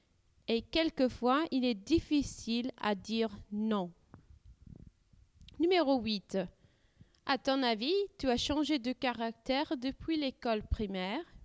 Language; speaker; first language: French; non-native, learner; English